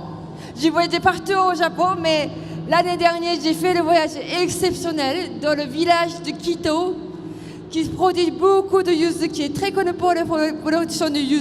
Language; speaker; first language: French; non-native, fluent; Japanese